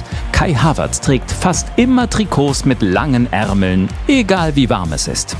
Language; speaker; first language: German; native; German